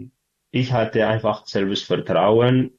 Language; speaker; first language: German; non-native, learner; Tigrinya